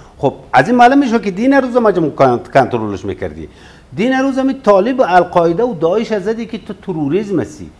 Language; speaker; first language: Persian; native; Persian